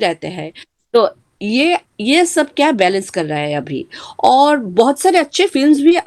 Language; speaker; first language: Hindi; non-native, learner; Bangla